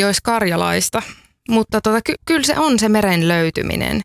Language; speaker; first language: Finnish; native; Finnish